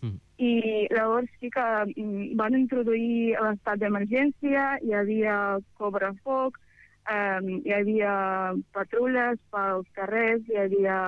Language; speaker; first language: Catalan; non-native, fluent; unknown